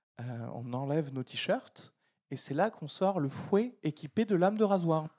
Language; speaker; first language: French; early bilingual, other home language; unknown